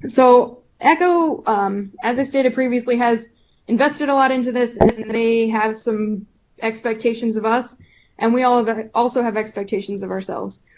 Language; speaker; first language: English; native; English